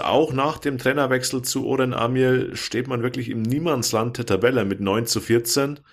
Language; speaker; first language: German; native; German